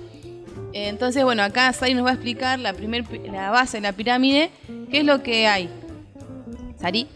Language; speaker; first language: Spanish; native; Spanish